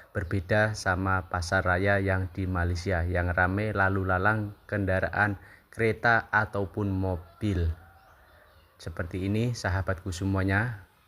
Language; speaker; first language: Indonesian; native; Indonesian